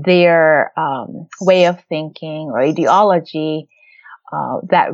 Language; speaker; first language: English; non-native, fluent; Japanese